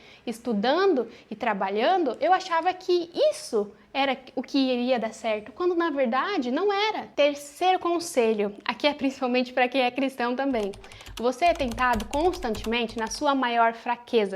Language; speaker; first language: Portuguese; native; Portuguese